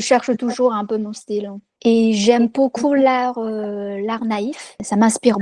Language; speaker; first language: French; non-native, fluent; Chinese